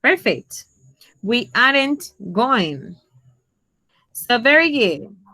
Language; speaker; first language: English; non-native, fluent; Spanish